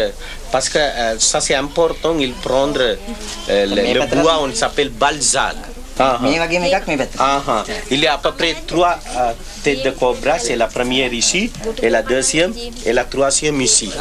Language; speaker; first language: French; non-native, fluent; Sinhala